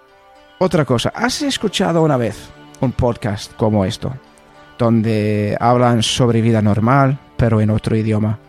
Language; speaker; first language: Spanish; non-native, fluent; English